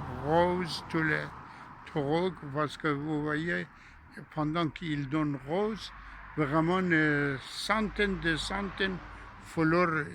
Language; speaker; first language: French; non-native, fluent; Persian